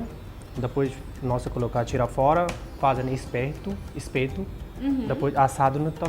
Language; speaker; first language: Portuguese; non-native, learner; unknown